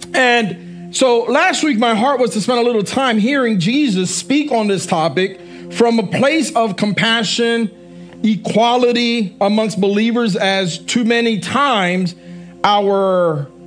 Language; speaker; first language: English; native; English